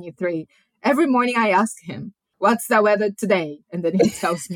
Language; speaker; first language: English; non-native, fluent; Japanese